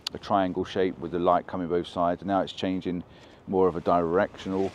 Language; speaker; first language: English; native; English